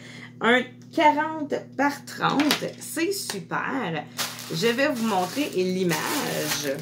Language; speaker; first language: French; native; French